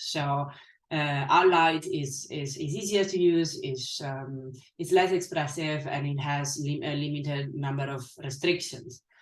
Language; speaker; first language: English; non-native, fluent; Italian